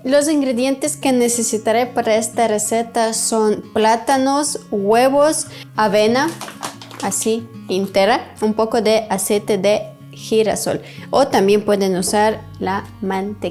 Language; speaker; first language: Spanish; non-native, fluent; Ukrainian